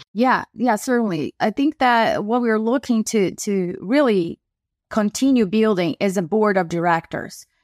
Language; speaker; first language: English; non-native, fluent; Portuguese